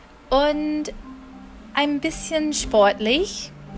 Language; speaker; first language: German; non-native, fluent; English